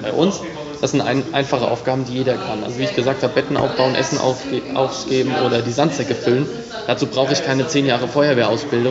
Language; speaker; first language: German; native; German